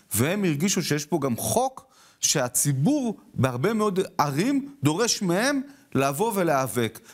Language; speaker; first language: Hebrew; native; Hebrew